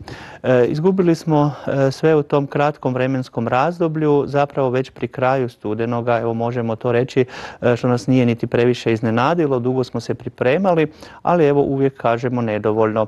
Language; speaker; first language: Croatian; native; Croatian